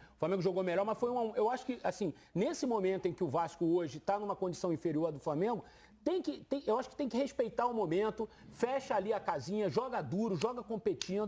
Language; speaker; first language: Portuguese; native; Portuguese